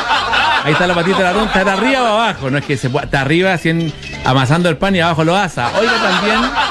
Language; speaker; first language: Spanish; native; Spanish